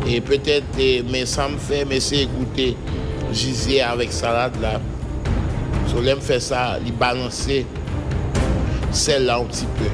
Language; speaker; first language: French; non-native, local second language; Haitian Creole